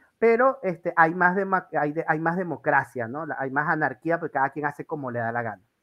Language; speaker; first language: Spanish; native; Spanish